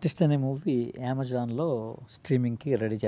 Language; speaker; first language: Telugu; native; Telugu